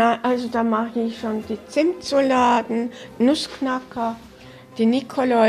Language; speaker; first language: German; early bilingual, heritage; German